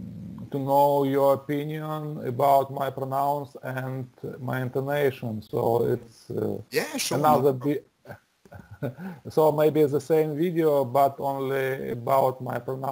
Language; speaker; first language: English; non-native, learner; Russian